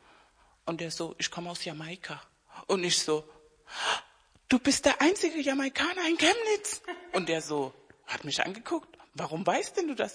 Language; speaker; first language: German; non-native, fluent; Spanish